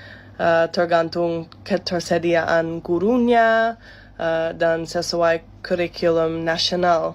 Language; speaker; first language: Indonesian; non-native, fluent; English